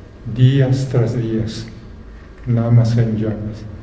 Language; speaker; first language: Spanish; non-native, fluent; Japanese